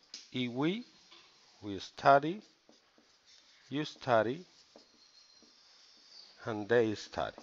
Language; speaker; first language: English; non-native, fluent; Spanish